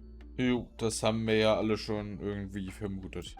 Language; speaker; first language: German; native; German